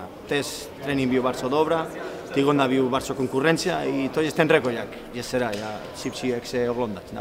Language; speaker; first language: Polish; non-native, learner; Spanish